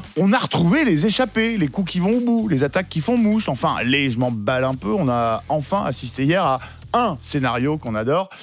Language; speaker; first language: French; native; French